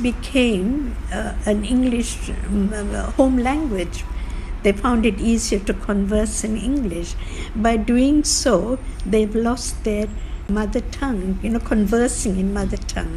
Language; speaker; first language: English; non-native, local second language; Tamil